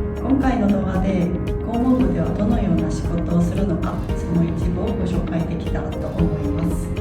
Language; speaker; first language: Japanese; non-native, fluent; Korean